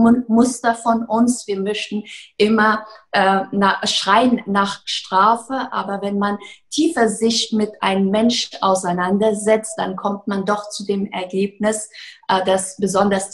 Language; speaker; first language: German; non-native, fluent; Persian